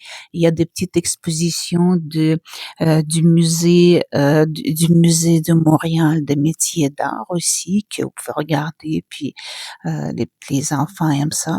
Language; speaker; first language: French; non-native, fluent; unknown